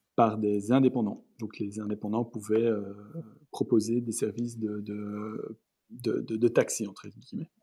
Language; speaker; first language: French; native; French